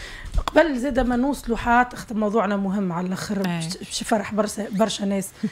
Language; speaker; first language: Arabic; native; Arabic